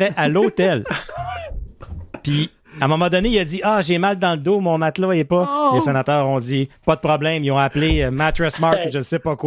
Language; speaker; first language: French; native; French